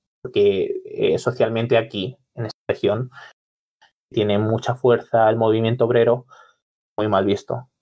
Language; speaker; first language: Spanish; non-native, local second language; Catalan